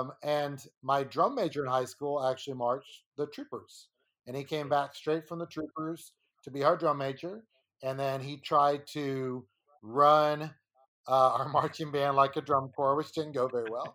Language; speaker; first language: English; native; English